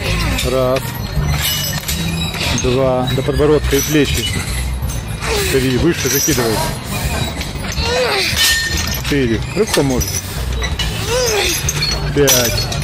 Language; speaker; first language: Russian; native; Russian